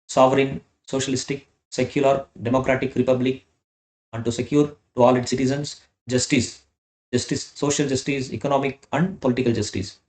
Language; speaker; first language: English; non-native, local second language; Kannada